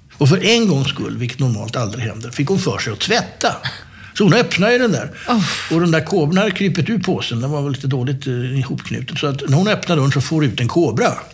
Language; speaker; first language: Swedish; native; Swedish